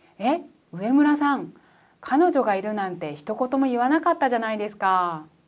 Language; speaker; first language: Japanese; native; Japanese